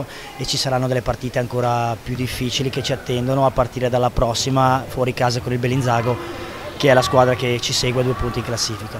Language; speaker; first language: Italian; native; Italian